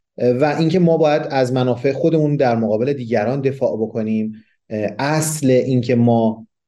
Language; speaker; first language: Persian; non-native, local second language; Kurdish